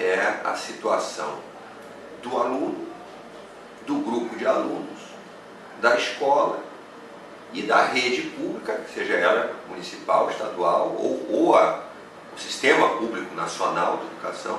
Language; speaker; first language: Portuguese; native; Portuguese